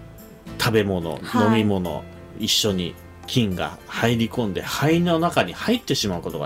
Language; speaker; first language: Japanese; native; Japanese